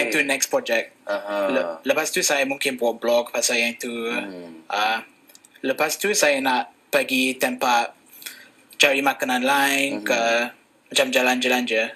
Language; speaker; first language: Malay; non-native, fluent; English